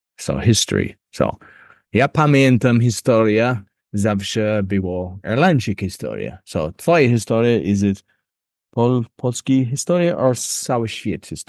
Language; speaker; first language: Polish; non-native, learner; English